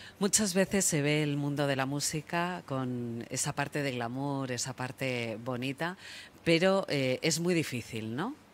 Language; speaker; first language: Spanish; native; Spanish